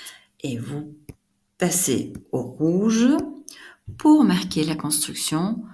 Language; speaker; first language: French; non-native, fluent; Dutch